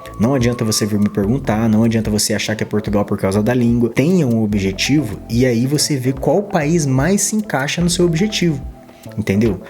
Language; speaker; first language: Portuguese; native; Portuguese